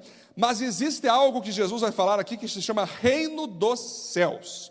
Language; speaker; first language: Portuguese; native; Portuguese